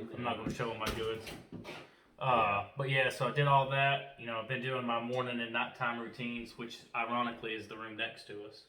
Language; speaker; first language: English; native; English